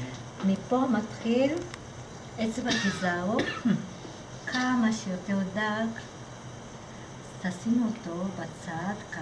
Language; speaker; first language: Hebrew; non-native, fluent; Russian